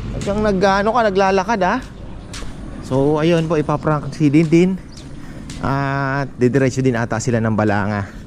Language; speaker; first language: Filipino; native; Filipino